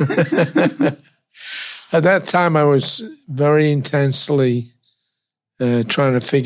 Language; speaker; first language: English; native; English